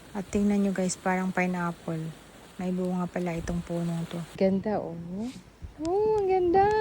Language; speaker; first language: Filipino; non-native, local second language; Cebuano